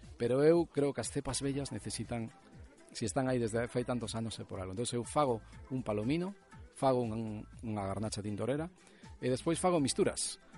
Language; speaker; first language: Galician; native; Galician